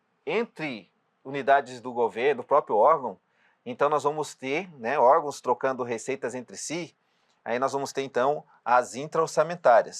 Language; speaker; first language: Portuguese; native; Portuguese